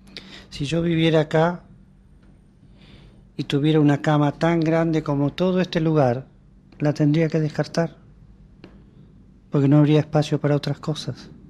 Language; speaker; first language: Spanish; native; Spanish